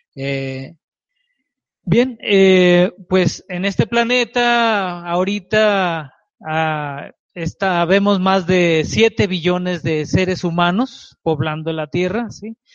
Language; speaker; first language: Spanish; native; Spanish